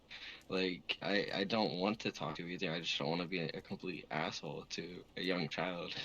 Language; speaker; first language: English; native; English